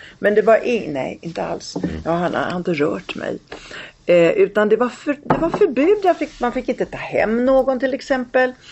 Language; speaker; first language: Swedish; early bilingual, other home language; Italian